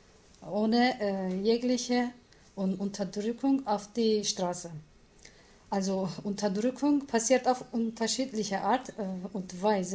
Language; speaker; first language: German; non-native, learner; Kurdish